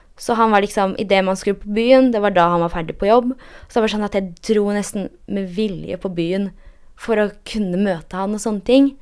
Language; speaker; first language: Norwegian; early bilingual, other home language; Polish